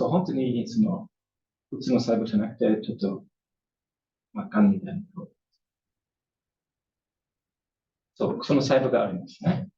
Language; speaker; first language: Japanese; non-native, learner; German